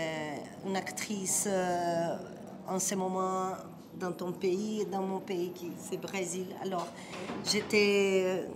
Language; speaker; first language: French; non-native, learner; Portuguese